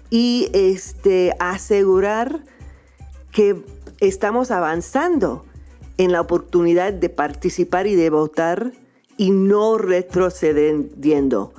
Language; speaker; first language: Spanish; non-native, fluent; English